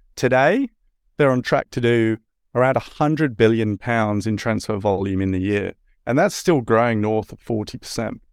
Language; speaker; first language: English; native; English